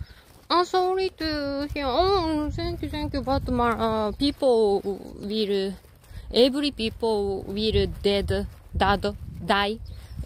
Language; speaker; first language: English; non-native, learner; Japanese